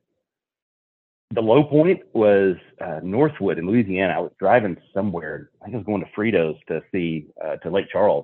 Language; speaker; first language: English; native; English